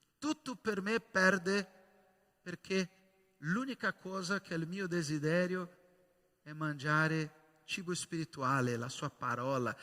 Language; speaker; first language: Italian; non-native, fluent; Portuguese